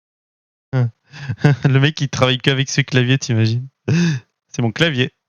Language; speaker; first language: French; native; French